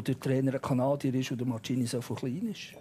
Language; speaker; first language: German; native; German